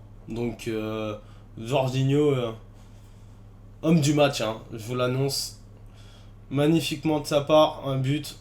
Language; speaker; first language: French; native; French